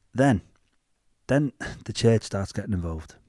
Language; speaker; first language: English; native; English